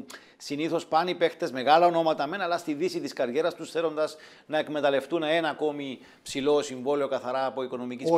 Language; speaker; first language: Greek; native; Greek